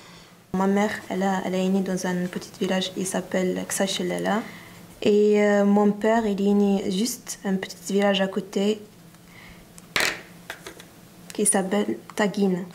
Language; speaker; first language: French; non-native, learner; Arabic